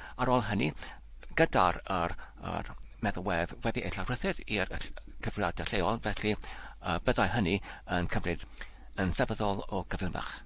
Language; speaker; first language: Welsh; non-native, learner; Polish